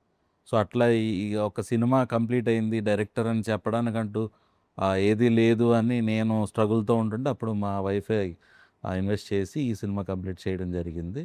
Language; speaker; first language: Telugu; native; Telugu